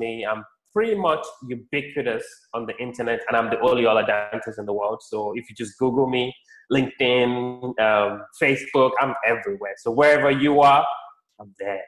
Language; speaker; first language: English; non-native, local second language; Yoruba